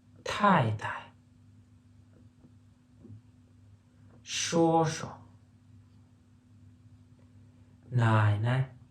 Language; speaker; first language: Chinese; non-native, fluent; Turkmen